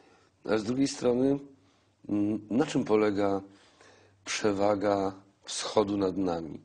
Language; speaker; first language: Polish; native; Polish